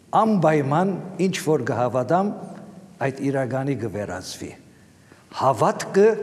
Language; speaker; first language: Armenian; native; Armenian